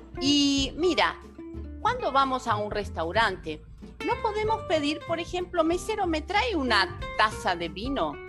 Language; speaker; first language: Spanish; non-native, fluent; Portuguese